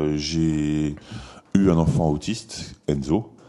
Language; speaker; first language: French; native; French